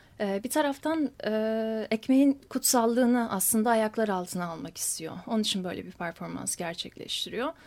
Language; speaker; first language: Turkish; native; Turkish